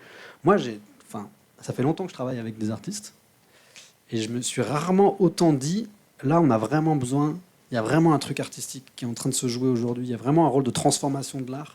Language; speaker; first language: French; native; French